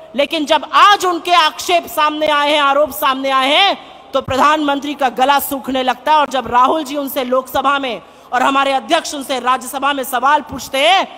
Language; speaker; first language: Hindi; native; Hindi